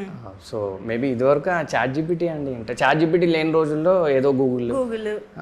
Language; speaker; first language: Telugu; native; Telugu